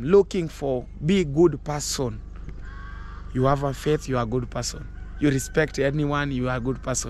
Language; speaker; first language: English; non-native, learner; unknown